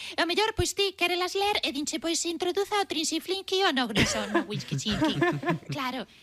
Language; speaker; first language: Galician; native; Galician